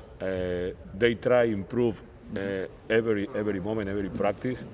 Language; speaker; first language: English; non-native, learner; Spanish